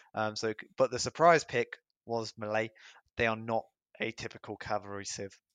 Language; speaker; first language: English; native; English